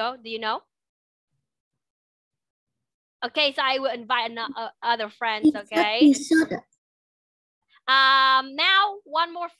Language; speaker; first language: English; non-native, fluent; Vietnamese